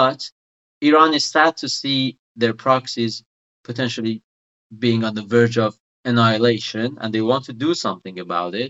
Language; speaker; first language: English; non-native, fluent; Persian